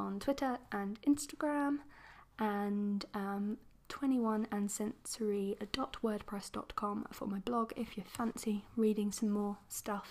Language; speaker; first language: English; native; English